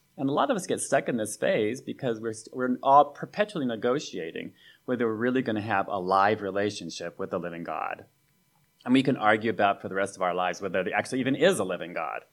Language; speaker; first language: English; native; English